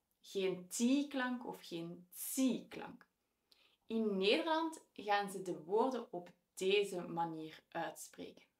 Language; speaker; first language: Dutch; native; Dutch